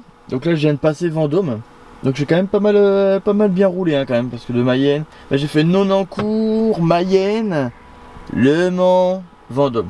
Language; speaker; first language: French; native; French